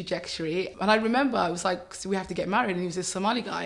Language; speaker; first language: English; native; English